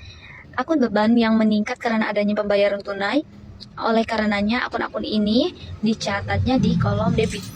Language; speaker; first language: Indonesian; native; Indonesian